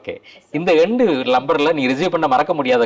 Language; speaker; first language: Tamil; native; Tamil